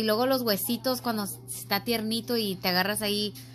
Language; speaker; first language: Spanish; early bilingual, heritage; Spanish